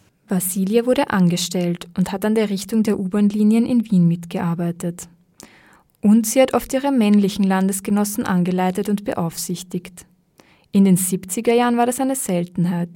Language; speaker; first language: German; native; German